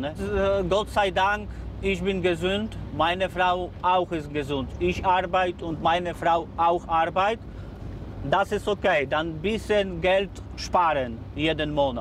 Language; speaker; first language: German; non-native, learner; Polish